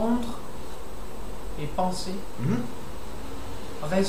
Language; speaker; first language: French; non-native, learner; English